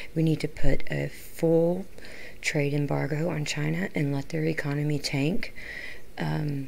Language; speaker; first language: English; native; English